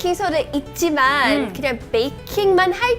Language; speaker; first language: Korean; non-native, fluent; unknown